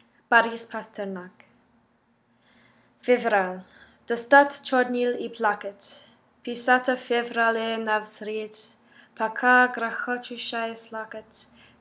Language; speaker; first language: Russian; non-native, learner; English